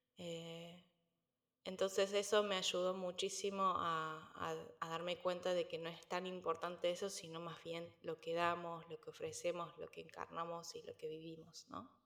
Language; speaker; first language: Spanish; native; Spanish